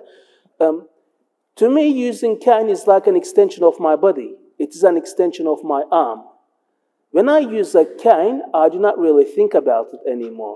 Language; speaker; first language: English; native; English